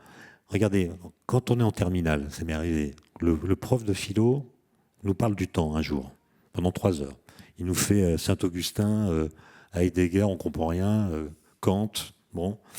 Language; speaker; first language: French; native; French